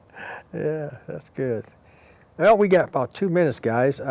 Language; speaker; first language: English; native; English